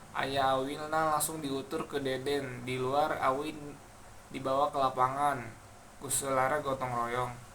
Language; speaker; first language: Sundanese; non-native, local second language; Indonesian